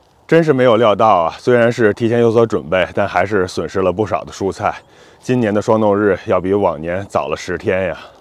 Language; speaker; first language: Chinese; native; Chinese